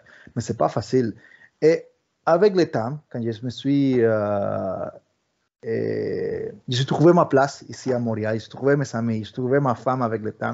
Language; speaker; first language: French; early bilingual, other home language; Spanish